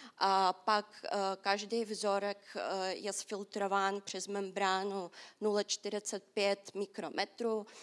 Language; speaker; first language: Czech; non-native, fluent; Russian